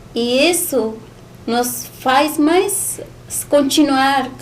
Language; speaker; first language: Portuguese; non-native, learner; Spanish